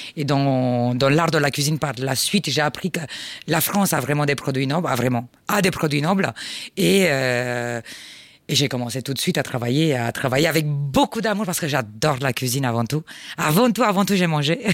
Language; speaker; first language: French; non-native, fluent; Romanian